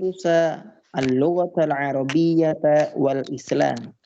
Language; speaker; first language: Arabic; non-native, fluent; Indonesian